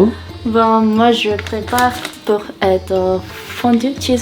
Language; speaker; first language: French; non-native, learner; Japanese